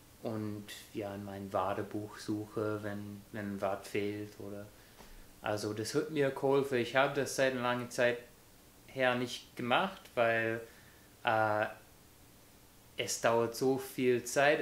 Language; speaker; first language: German; non-native, fluent; English